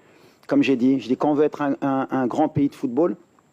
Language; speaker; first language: French; native; French